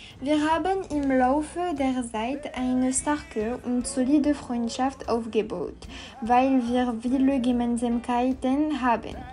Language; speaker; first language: German; non-native, learner; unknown